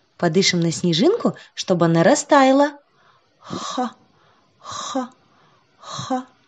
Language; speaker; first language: Russian; non-native, local second language; Kazakh